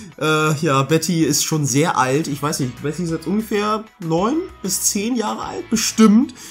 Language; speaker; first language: German; early bilingual, heritage; German